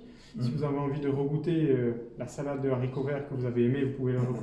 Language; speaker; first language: French; native; French